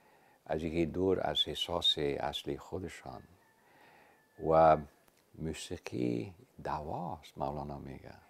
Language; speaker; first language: Persian; non-native, fluent; English